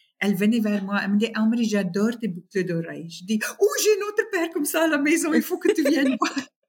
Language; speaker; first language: French; non-native, fluent; Afrikaans